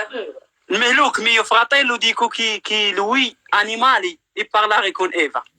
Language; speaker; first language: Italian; non-native, learner; Arabic